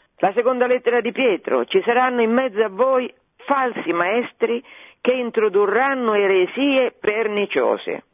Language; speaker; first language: Italian; native; Italian